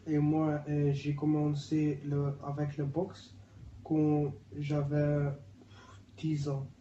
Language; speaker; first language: French; non-native, learner; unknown